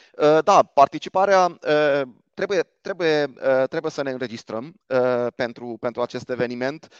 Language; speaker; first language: Romanian; non-native, local second language; Hungarian